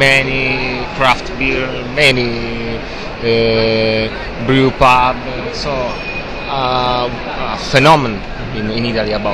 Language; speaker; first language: English; non-native, learner; Italian